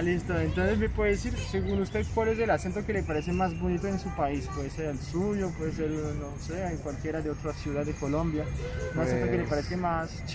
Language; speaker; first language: Spanish; non-native, fluent; French